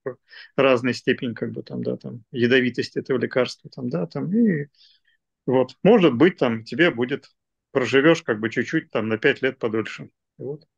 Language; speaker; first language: Russian; native; Russian